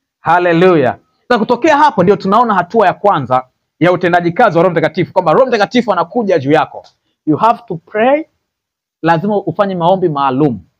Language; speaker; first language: Swahili; native; Swahili